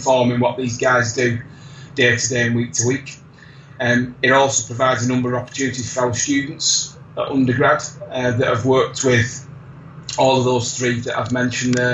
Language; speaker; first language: English; native; English